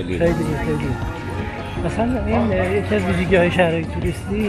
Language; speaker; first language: Turkish; non-native, learner; Persian